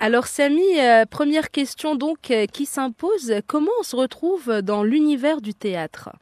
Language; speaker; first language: French; native; French